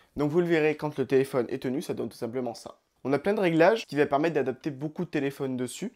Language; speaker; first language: French; native; French